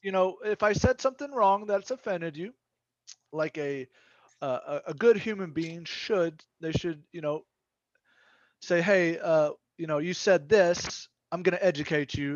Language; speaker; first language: English; native; English